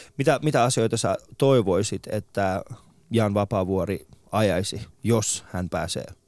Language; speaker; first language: Finnish; early bilingual, other home language; Persian